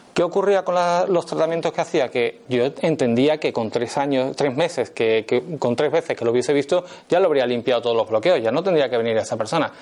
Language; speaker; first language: Spanish; native; Spanish